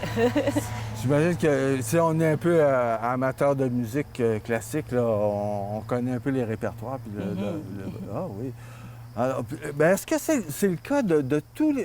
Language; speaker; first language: French; native; French